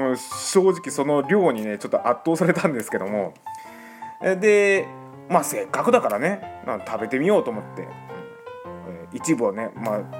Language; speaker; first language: Japanese; native; Japanese